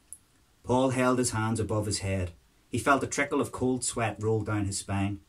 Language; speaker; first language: English; native; English